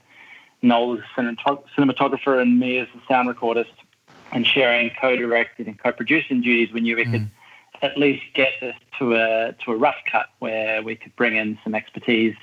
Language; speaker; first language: English; native; English